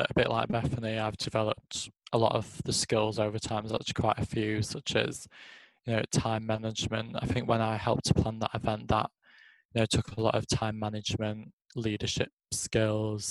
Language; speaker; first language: English; native; English